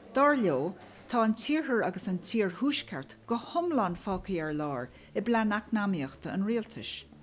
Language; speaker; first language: Irish; non-native, local second language; English